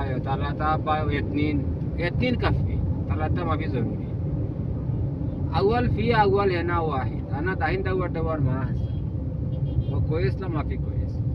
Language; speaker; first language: Arabic; non-native, learner; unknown